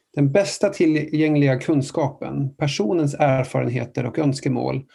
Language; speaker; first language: Swedish; non-native, fluent; Norwegian